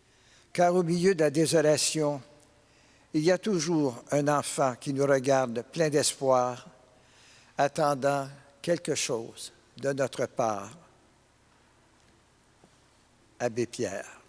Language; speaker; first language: French; native; French